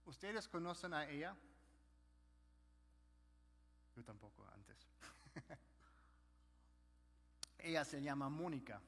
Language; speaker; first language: Spanish; non-native, fluent; German